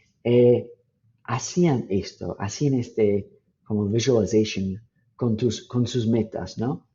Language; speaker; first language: Spanish; non-native, fluent; English